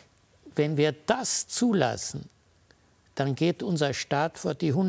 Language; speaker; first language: German; early bilingual, heritage; German